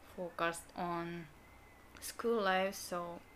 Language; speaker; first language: English; non-native, learner; Japanese